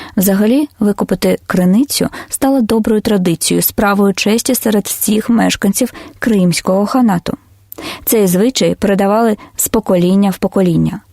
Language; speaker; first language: Ukrainian; non-native, local second language; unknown